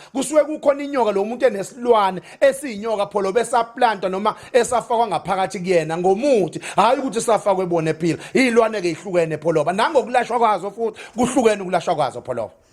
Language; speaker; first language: Zulu; native; Zulu